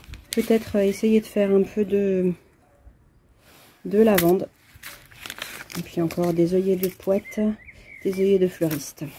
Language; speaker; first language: French; native; French